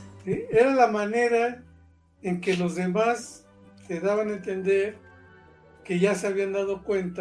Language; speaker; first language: Spanish; native; Spanish